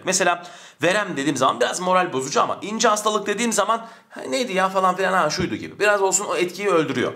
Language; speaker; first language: Turkish; native; Turkish